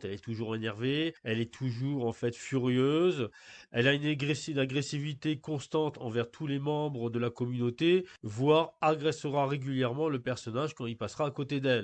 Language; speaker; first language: French; native; French